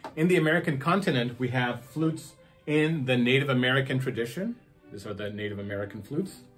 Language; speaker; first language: English; non-native, fluent; Spanish